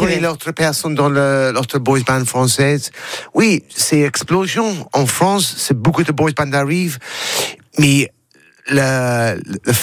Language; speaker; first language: French; non-native, learner; English